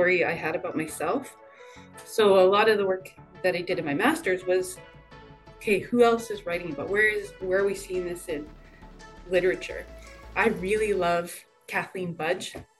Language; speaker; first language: English; native; English